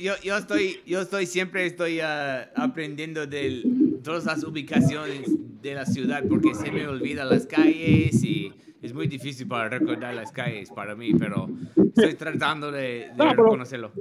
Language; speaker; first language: Spanish; non-native, learner; English